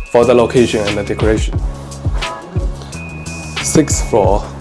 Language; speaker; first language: English; non-native, learner; Chinese